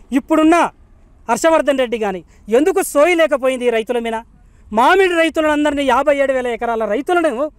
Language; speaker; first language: Telugu; native; Telugu